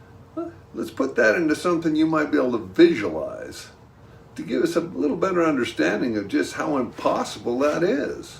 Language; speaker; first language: English; native; English